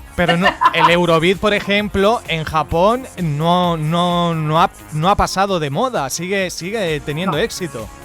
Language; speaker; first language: Spanish; native; Spanish